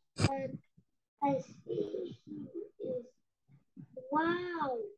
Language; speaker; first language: English; non-native, learner; Vietnamese